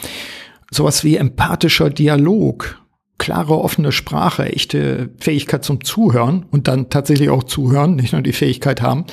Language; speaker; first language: German; native; German